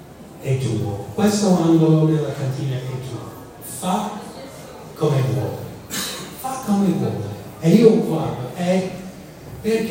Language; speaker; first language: Italian; non-native, fluent; English